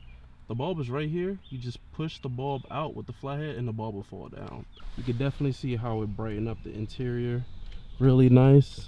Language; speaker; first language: English; native; English